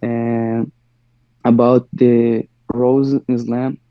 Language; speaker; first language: English; non-native, learner; Portuguese